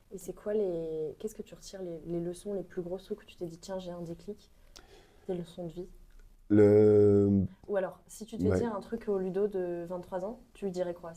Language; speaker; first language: French; native; French